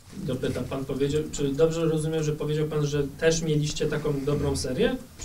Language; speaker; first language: Polish; native; Polish